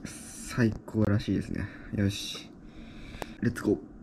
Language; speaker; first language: Japanese; native; Japanese